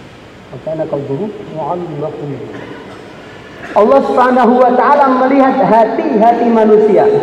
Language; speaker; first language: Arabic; non-native, fluent; Indonesian